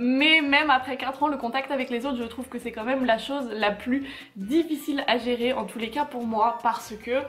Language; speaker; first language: French; native; French